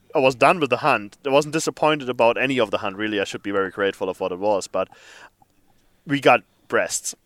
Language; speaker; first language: English; non-native, fluent; German